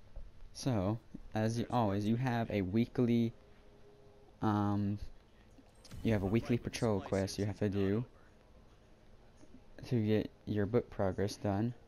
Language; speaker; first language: English; native; English